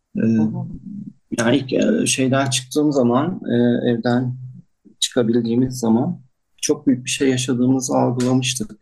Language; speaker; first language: Turkish; native; Turkish